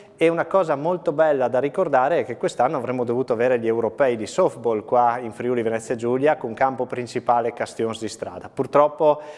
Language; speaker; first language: Italian; native; Italian